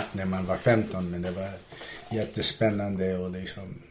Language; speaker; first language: Swedish; early bilingual, heritage; Swedish